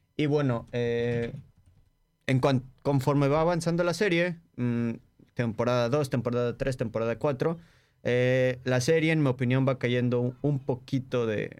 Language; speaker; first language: Spanish; native; Spanish